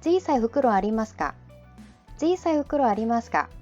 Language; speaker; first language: Japanese; non-native, fluent; Korean